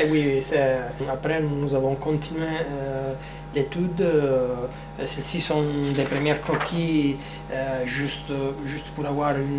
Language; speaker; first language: French; non-native, fluent; Italian